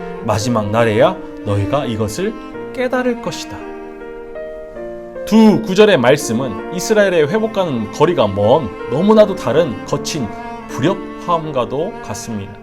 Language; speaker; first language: Korean; native; Korean